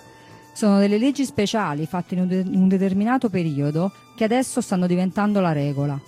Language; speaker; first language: Italian; native; Italian